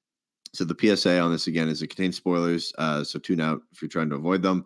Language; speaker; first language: English; native; English